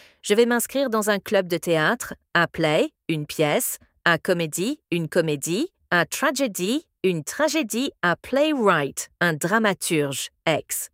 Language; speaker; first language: French; native; French